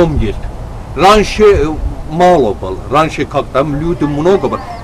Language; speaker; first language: Russian; non-native, learner; Azerbaijani